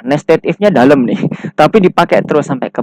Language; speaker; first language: Indonesian; native; Indonesian